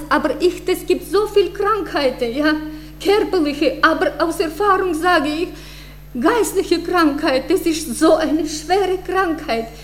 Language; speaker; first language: German; non-native, fluent; Russian